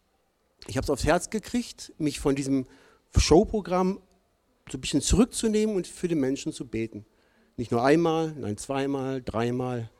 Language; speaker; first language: German; native; German